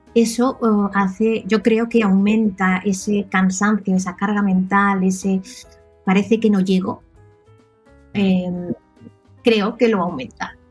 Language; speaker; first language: Spanish; non-native, local second language; Catalan